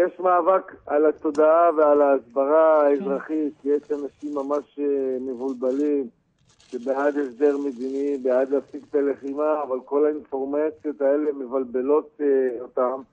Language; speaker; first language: Hebrew; native; Hebrew